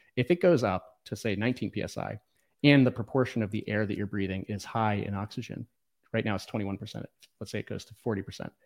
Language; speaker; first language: English; native; English